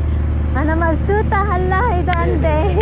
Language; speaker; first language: Arabic; non-native, learner; Filipino